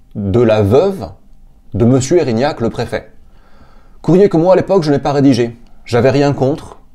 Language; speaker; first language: French; native; French